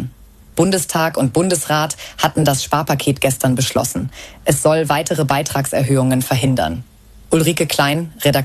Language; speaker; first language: German; native; German